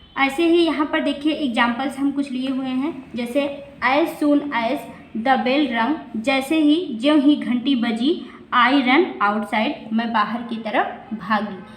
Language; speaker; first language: Hindi; native; Hindi